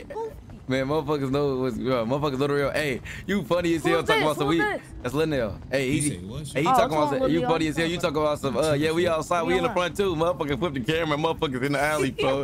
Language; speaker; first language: English; native; English